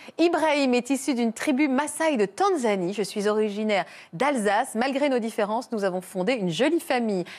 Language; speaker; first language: French; native; French